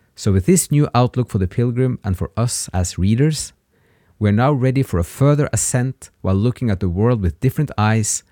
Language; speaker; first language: English; native; English